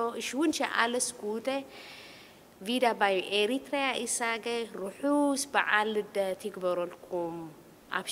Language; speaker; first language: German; non-native, learner; Tigrinya